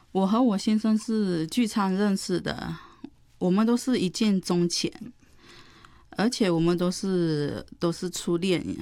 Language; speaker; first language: Chinese; early bilingual, heritage; Chinese